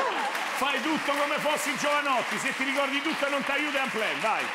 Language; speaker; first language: Italian; native; Italian